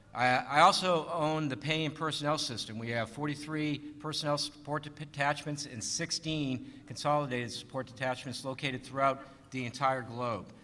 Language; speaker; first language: English; native; English